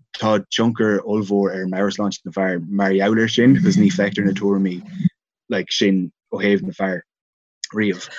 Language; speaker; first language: Irish; non-native, local second language; English